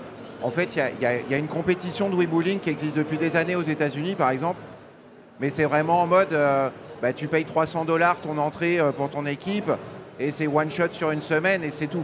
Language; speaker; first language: French; native; French